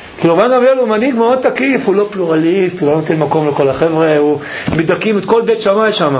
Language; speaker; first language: Hebrew; native; Hebrew